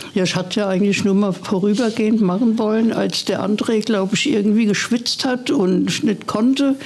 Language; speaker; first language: German; native; German